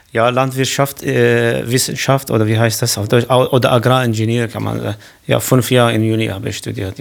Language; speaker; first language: German; non-native, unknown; Kurdish